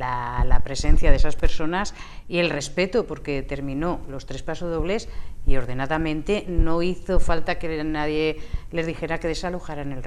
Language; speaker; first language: Spanish; native; Spanish